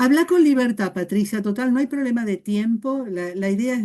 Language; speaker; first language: Spanish; native; Spanish